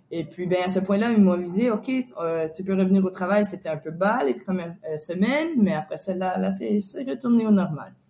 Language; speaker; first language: French; native; French